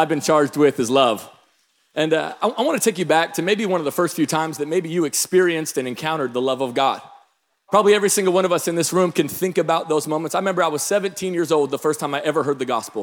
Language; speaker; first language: English; native; English